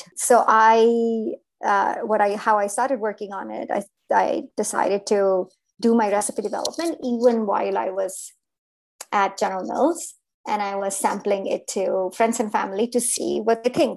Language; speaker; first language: English; non-native, local second language; Hindi